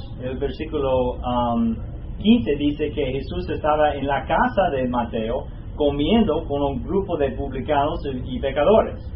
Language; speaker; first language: Spanish; non-native, fluent; English